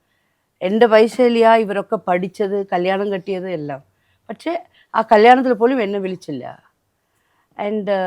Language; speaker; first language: Malayalam; non-native, local second language; Tamil